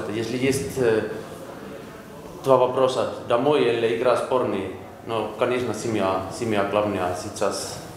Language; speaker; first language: Russian; non-native, learner; Finnish